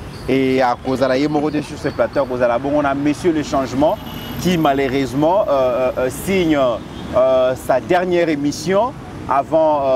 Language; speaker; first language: French; non-native, local second language; Lingala